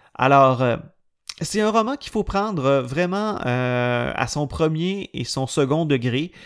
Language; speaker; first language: French; native; French